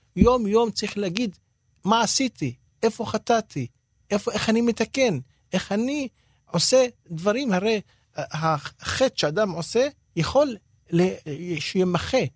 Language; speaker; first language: Hebrew; non-native, local second language; Arabic